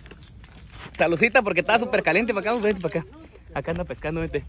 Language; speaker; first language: Spanish; native; Spanish